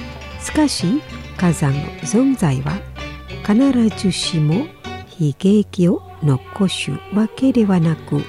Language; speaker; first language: Japanese; non-native, fluent; Indonesian